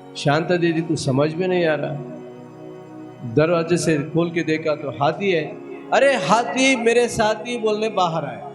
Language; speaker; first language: Hindi; non-native, local second language; Telugu